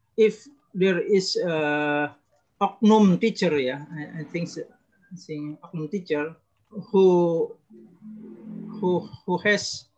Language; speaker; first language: English; non-native, learner; Indonesian